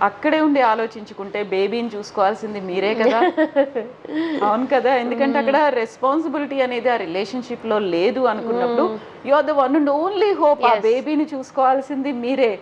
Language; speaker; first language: Telugu; native; Telugu